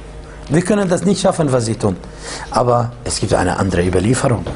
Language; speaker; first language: German; non-native, fluent; Arabic